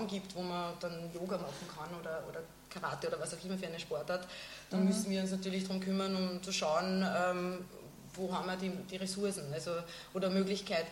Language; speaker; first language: German; native; German